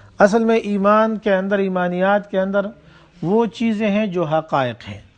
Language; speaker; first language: Urdu; non-native, local second language; Pashto